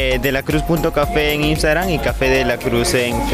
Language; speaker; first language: Spanish; native; Spanish